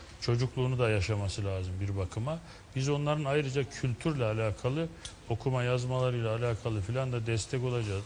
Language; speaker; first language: Turkish; native; Turkish